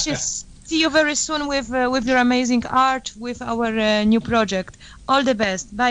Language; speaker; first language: English; non-native, fluent; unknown